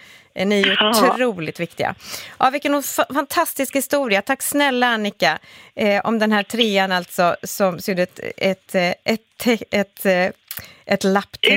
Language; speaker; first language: Swedish; native; Swedish